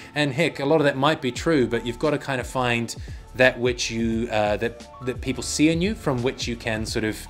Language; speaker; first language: English; native; English